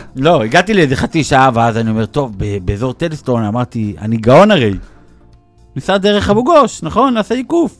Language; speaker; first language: Hebrew; native; Hebrew